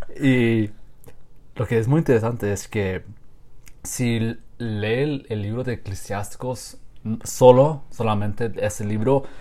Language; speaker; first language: Spanish; non-native, learner; English